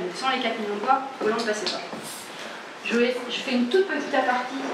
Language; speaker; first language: French; native; French